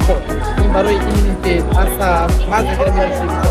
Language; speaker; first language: Persian; non-native, learner; Uzbek